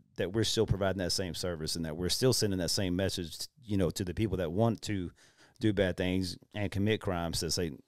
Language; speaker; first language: English; native; English